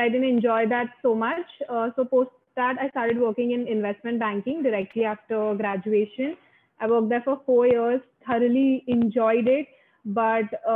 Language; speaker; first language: English; non-native, local second language; Marathi